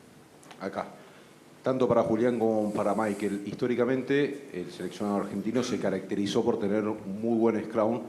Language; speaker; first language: Spanish; native; Spanish